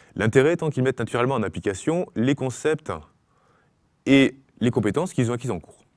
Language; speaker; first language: French; native; French